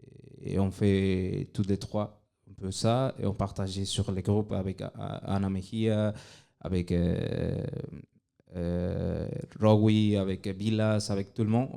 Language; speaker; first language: French; non-native, fluent; Spanish